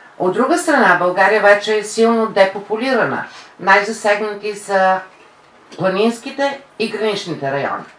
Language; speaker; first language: Bulgarian; native; Bulgarian